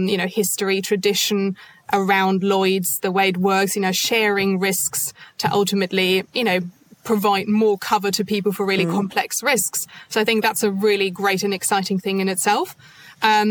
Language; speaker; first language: English; non-native, fluent; German